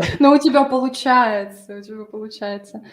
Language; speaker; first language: Russian; native; Russian